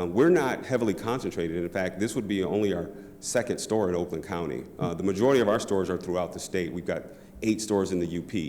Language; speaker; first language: English; native; English